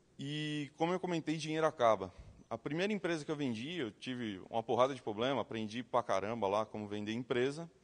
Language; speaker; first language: Portuguese; native; Portuguese